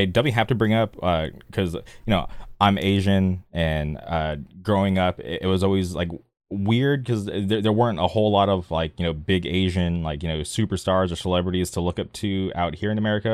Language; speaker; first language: English; native; English